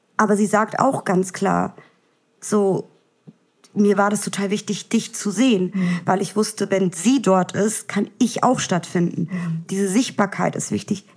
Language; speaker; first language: German; early bilingual, other home language; Vietnamese